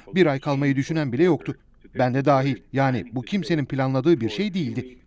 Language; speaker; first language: Turkish; non-native, fluent; Arabic